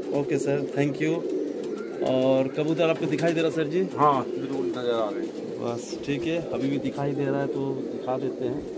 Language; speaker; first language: Hindi; non-native, local second language; Bangla